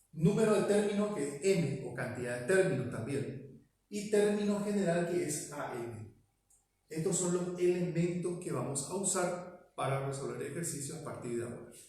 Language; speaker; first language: Spanish; native; Spanish